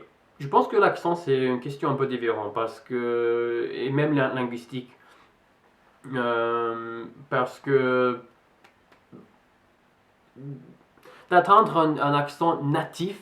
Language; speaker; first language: French; non-native, fluent; English